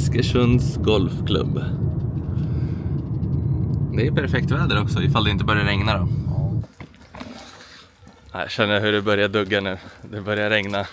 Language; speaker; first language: Swedish; native; Swedish